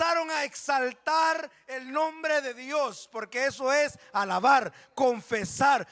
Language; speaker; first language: Spanish; native; Spanish